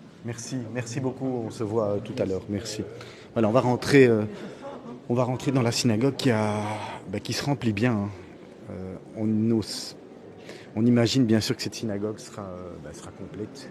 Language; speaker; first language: French; native; French